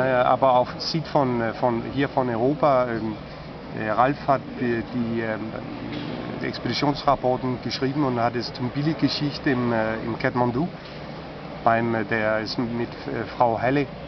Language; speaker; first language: German; non-native, fluent; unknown